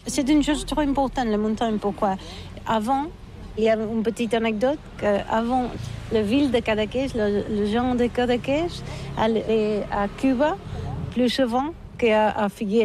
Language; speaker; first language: French; non-native, learner; Catalan